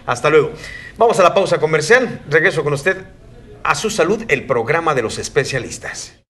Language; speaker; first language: Spanish; native; Spanish